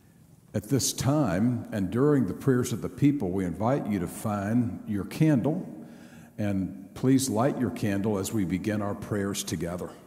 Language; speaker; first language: English; native; English